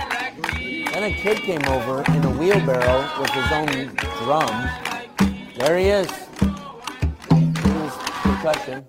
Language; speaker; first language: English; native; English